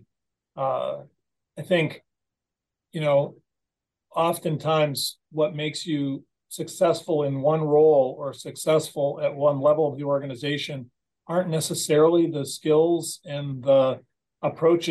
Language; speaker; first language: English; native; English